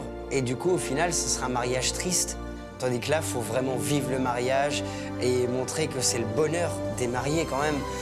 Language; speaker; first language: French; native; French